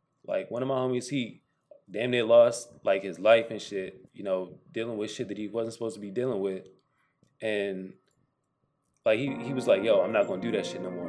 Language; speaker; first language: English; native; English